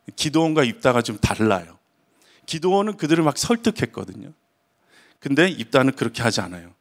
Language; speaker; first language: Korean; native; Korean